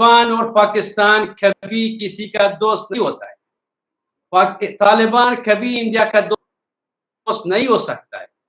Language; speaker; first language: Hindi; non-native, learner; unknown